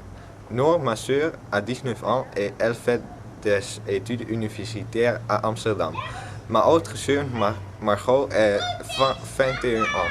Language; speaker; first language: French; non-native, learner; Dutch